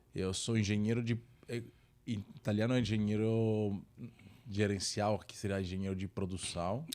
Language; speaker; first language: Portuguese; non-native, fluent; Italian